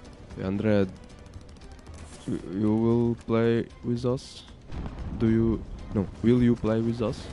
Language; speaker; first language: English; non-native, learner; Ukrainian